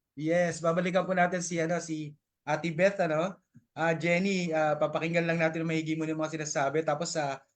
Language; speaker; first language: Filipino; native; Filipino